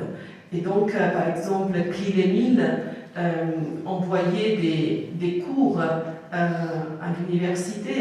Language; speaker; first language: French; non-native, fluent; Italian